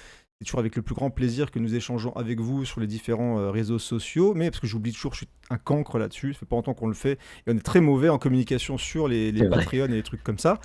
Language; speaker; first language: French; native; French